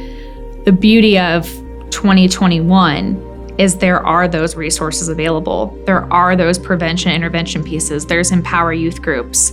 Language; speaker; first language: English; native; English